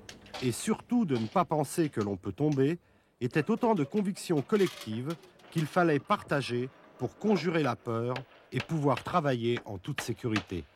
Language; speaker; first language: French; native; French